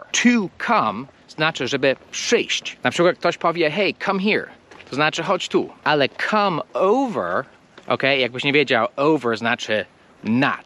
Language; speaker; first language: Polish; non-native, fluent; English